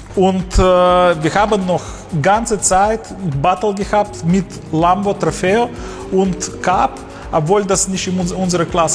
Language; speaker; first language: German; non-native, learner; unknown